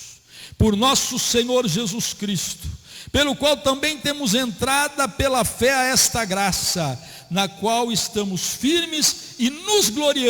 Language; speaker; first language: Portuguese; native; Portuguese